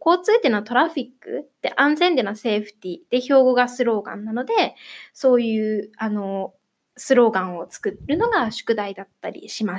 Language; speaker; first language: Japanese; native; Japanese